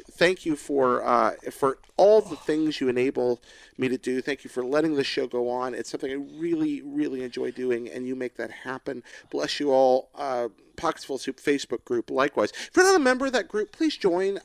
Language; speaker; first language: English; native; English